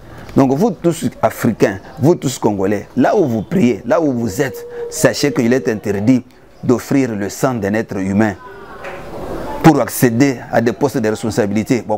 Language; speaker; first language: French; non-native, local second language; Luba-Lulua